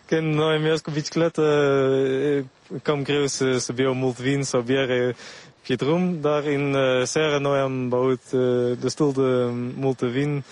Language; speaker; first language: Romanian; non-native, learner; Dutch